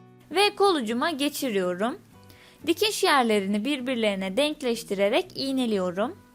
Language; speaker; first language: Turkish; native; Turkish